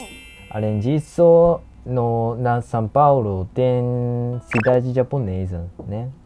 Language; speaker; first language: Portuguese; non-native, learner; Japanese